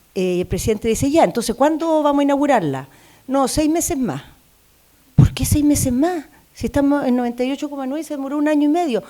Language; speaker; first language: Spanish; native; Spanish